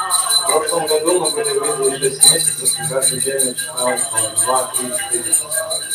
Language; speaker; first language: Russian; non-native, fluent; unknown